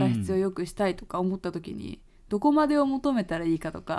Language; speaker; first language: Japanese; native; Japanese